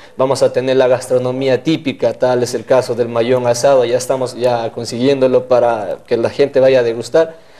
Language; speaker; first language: Spanish; non-native, local second language; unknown